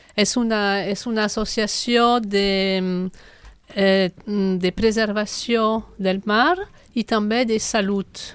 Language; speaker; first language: Catalan; non-native, fluent; French